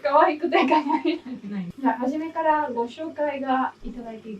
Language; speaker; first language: Japanese; non-native, learner; English